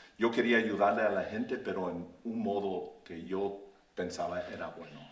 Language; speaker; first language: Spanish; early bilingual, heritage; Spanish